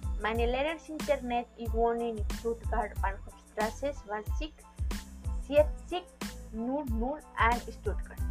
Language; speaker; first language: German; non-native, learner; Spanish